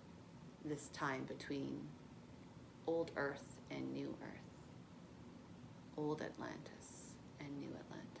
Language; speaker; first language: English; native; English